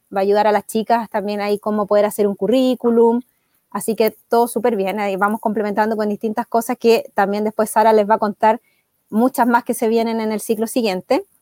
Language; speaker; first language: Spanish; native; Spanish